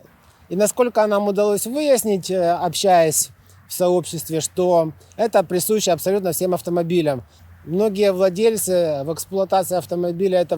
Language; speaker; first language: Russian; native; Russian